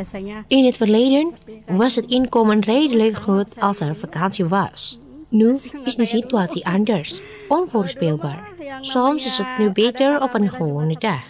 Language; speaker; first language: Dutch; non-native, fluent; Indonesian